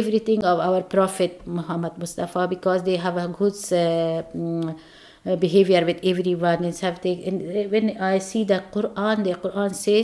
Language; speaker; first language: English; non-native, learner; Persian